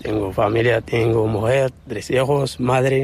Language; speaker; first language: Spanish; non-native, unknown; Arabic